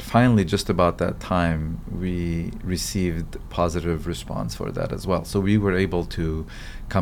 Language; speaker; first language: English; non-native, fluent; Arabic